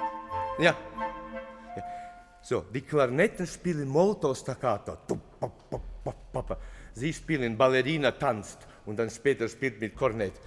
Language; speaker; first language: German; non-native, fluent; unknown